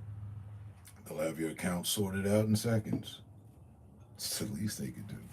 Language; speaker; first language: English; native; English